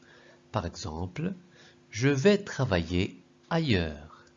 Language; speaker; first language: French; non-native, local second language; Arabic